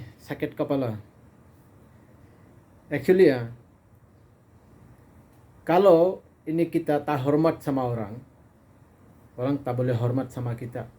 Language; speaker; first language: Indonesian; non-native, fluent; Bangla